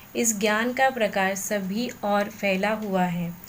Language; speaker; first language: Hindi; non-native, local second language; Marathi